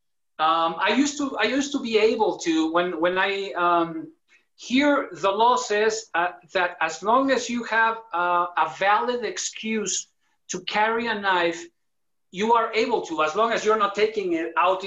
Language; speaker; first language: English; non-native, fluent; Spanish